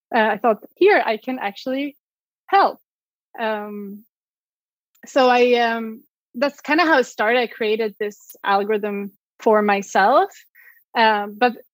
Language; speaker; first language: English; non-native, fluent; Swedish